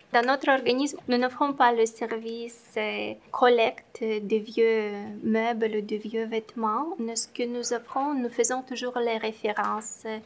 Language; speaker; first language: French; non-native, fluent; Romanian